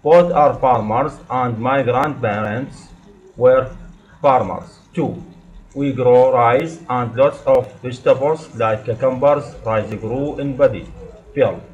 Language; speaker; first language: English; non-native, learner; Arabic